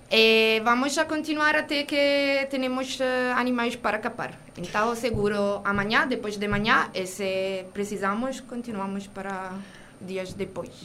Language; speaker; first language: Portuguese; non-native, learner; Italian